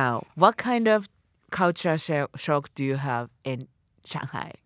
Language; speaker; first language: English; non-native, learner; Japanese